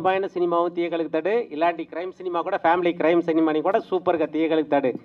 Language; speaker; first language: Telugu; native; Telugu